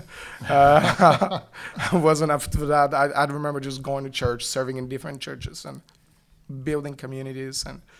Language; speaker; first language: English; non-native, fluent; Bulgarian